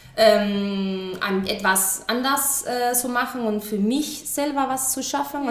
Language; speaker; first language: German; non-native, fluent; Spanish